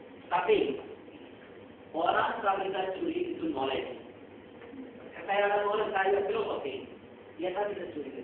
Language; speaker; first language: Indonesian; non-native, learner; Hindi